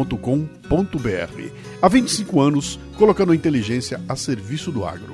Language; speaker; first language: Portuguese; native; Portuguese